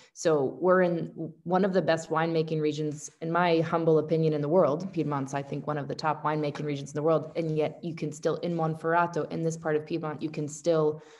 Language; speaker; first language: English; native; English